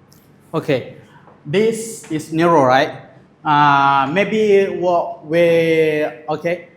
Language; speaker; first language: English; non-native, learner; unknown